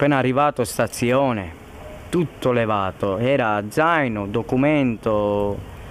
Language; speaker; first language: Italian; non-native, learner; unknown